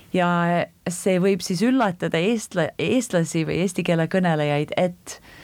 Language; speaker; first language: Estonian; early bilingual, heritage; Estonian